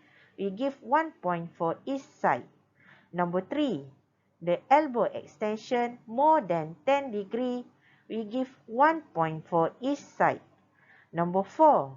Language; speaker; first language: English; non-native, local second language; Malay